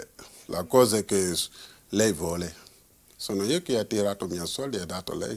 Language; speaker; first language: Italian; non-native, learner; Wolof